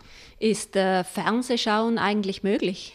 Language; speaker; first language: German; native; German